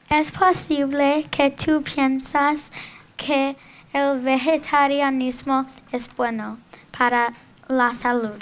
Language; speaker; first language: Spanish; non-native, learner; English